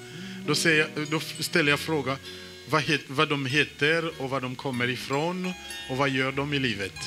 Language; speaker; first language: Swedish; non-native, fluent; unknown